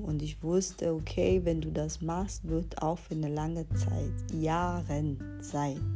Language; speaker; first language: German; non-native, fluent; Portuguese